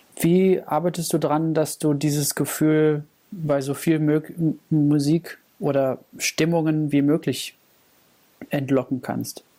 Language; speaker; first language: German; native; German